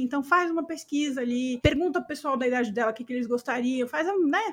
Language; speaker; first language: Portuguese; native; Portuguese